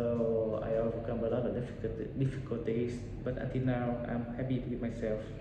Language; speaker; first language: English; non-native, learner; Vietnamese